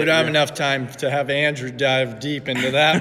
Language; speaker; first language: English; native; English